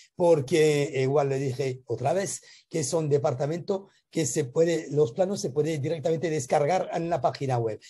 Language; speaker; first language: Spanish; non-native, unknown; French